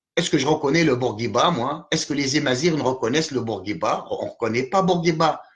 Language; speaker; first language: French; non-native, local second language; Arabic